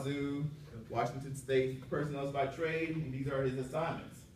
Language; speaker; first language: English; native; English